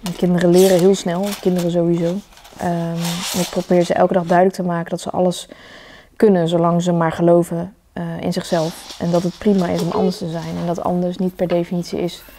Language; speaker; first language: Dutch; early bilingual, other home language; Vietnamese